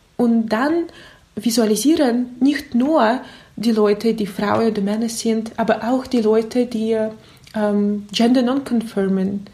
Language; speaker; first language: German; non-native, learner; Russian